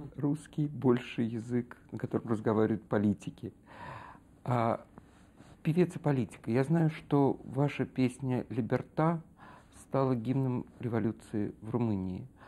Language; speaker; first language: Russian; native; Russian